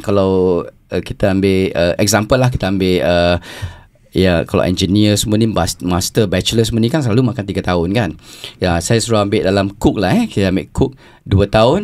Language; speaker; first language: Malay; native; Malay